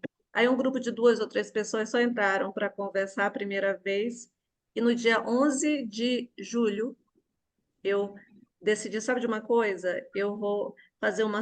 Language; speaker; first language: Portuguese; native; Portuguese